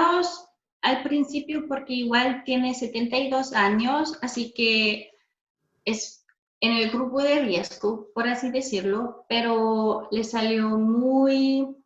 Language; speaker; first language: Spanish; non-native, fluent; German